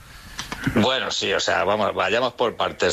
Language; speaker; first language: Spanish; native; Spanish